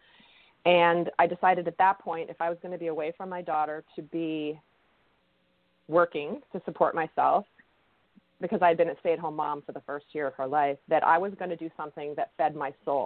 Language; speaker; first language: English; native; English